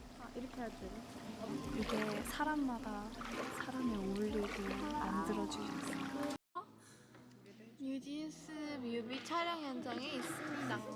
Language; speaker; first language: Korean; non-native, fluent; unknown